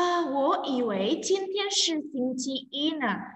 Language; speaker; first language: Chinese; non-native, fluent; Indonesian